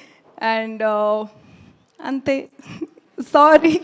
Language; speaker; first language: Telugu; non-native, learner; Tamil